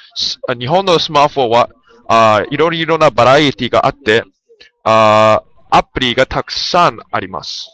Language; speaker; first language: Japanese; non-native, learner; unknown